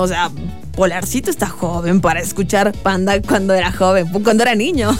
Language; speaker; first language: Spanish; native; Spanish